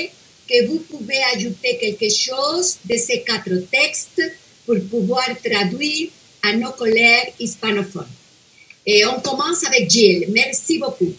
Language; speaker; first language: French; non-native, fluent; Spanish